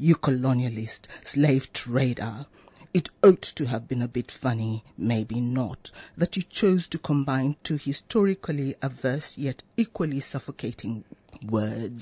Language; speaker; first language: English; non-native, local second language; Swahili